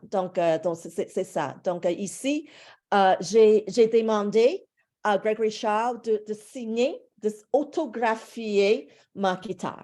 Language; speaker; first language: French; non-native, fluent; English